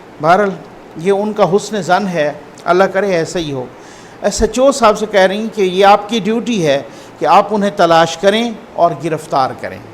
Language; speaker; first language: Urdu; native; Urdu